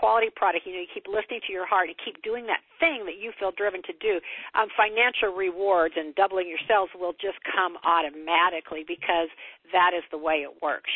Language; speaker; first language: English; native; English